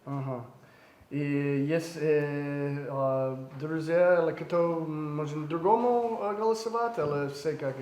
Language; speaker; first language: Russian; non-native, learner; English